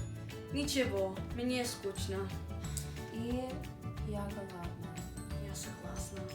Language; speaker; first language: Russian; non-native, learner; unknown